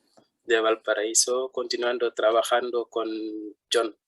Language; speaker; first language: Spanish; non-native, fluent; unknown